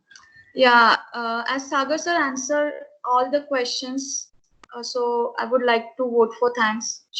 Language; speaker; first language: English; non-native, local second language; Marathi